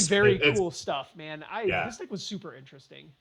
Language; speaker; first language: English; native; English